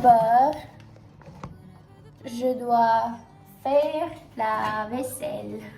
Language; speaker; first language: French; non-native, learner; Russian